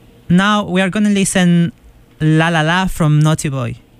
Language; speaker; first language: English; non-native, fluent; Spanish